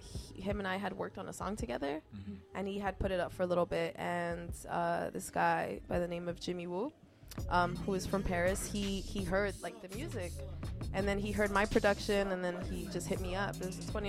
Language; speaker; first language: English; early bilingual, other home language; Spanish